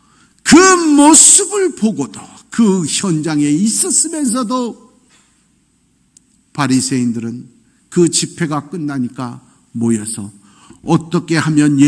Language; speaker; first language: Korean; native; Korean